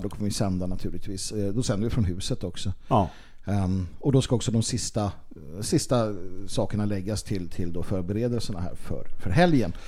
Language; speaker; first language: Swedish; native; Swedish